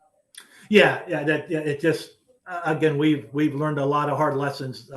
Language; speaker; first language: English; native; English